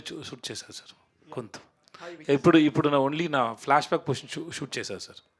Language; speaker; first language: Telugu; non-native, learner; Tamil